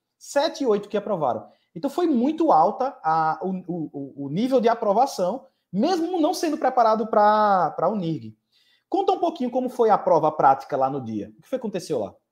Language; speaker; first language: Portuguese; native; Portuguese